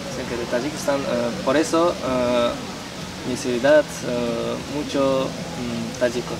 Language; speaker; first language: Spanish; non-native, learner; Uzbek